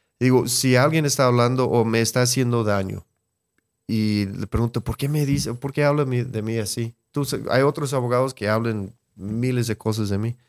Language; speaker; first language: Spanish; non-native, fluent; English